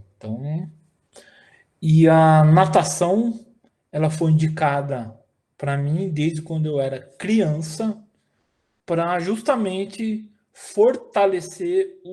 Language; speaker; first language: Portuguese; native; Portuguese